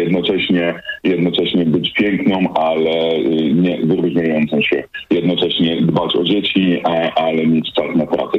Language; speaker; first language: Polish; native; Polish